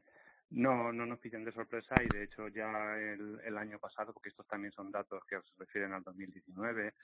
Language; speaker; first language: Spanish; native; Spanish